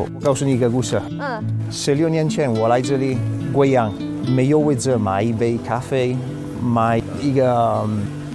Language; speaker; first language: Chinese; non-native, learner; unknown